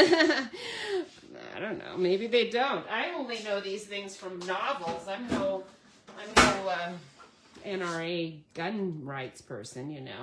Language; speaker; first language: English; native; English